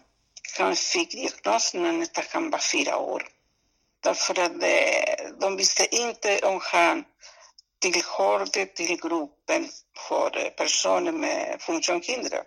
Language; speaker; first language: Swedish; non-native, fluent; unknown